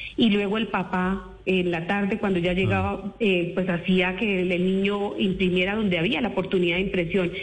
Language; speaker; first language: Spanish; native; Spanish